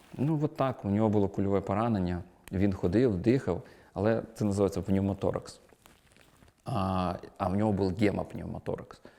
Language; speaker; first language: Ukrainian; non-native, local second language; Russian